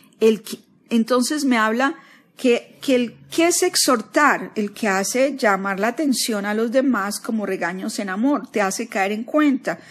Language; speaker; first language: Spanish; native; Spanish